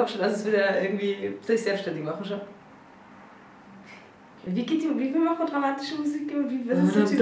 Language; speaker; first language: German; native; German